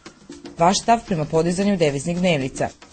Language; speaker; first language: Serbian; native; Serbian